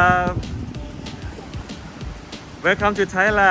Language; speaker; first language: English; non-native, local second language; Thai